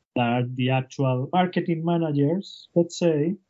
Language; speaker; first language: English; non-native, fluent; Spanish